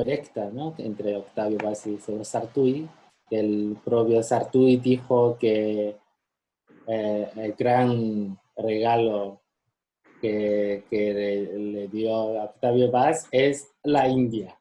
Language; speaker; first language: Spanish; non-native, fluent; Chinese